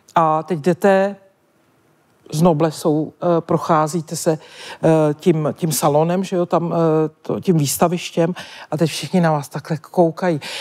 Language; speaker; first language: Czech; native; Czech